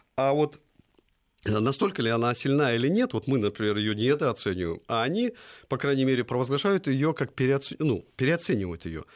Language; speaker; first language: Russian; native; Russian